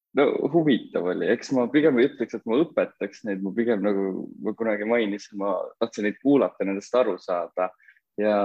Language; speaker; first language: Estonian; native; Estonian